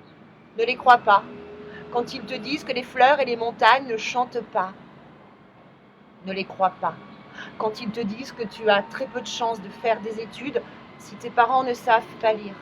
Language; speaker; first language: French; native; French